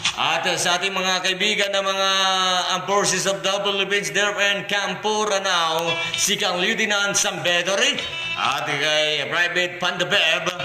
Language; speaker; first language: Filipino; non-native, local second language; Maranao